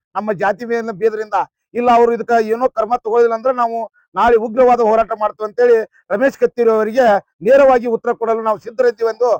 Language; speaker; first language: Kannada; native; Kannada